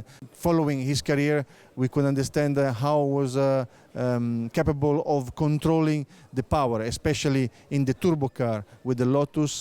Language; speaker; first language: English; non-native, fluent; Italian